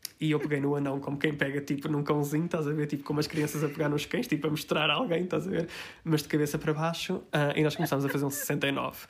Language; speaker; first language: Portuguese; early bilingual, heritage; Portuguese